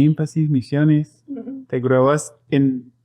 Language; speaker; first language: Spanish; non-native, fluent; English